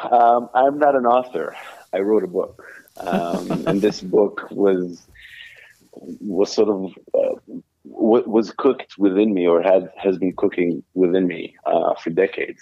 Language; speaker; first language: English; non-native, fluent; Hebrew